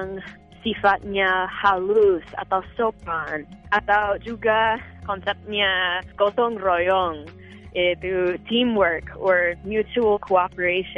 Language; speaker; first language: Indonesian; non-native, fluent; English